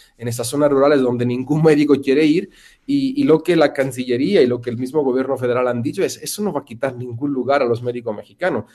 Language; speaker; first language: Spanish; non-native, fluent; Italian